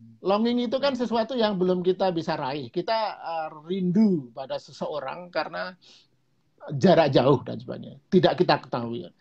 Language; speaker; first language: Indonesian; non-native, local second language; Javanese